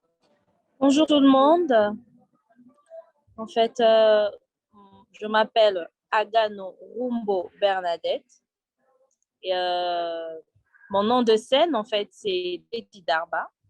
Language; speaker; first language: French; non-native, local second language; Swahili